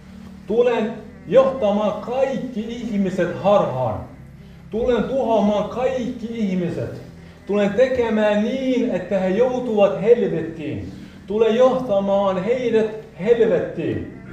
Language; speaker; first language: Finnish; non-native, fluent; Arabic